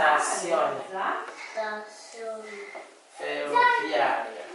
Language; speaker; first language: Italian; non-native, learner; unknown